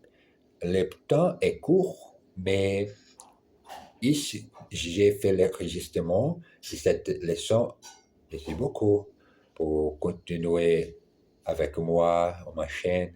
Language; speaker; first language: French; non-native, learner; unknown